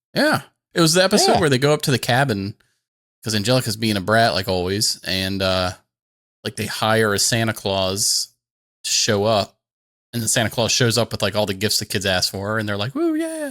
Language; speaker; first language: English; native; English